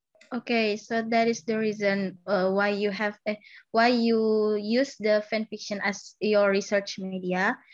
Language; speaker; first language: English; non-native, learner; Indonesian